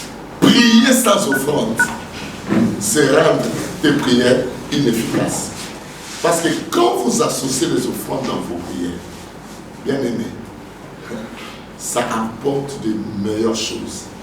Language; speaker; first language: French; non-native, local second language; Lingala